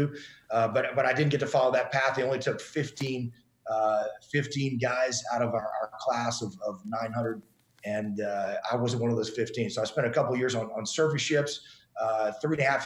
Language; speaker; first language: English; native; English